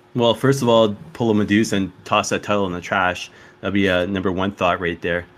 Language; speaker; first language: English; native; English